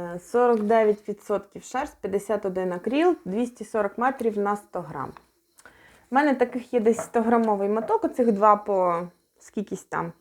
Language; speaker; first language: Ukrainian; non-native, local second language; Russian